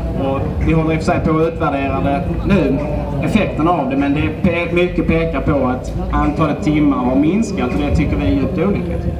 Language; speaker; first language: Swedish; native; Swedish